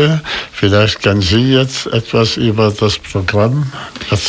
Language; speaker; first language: German; non-native, fluent; Arabic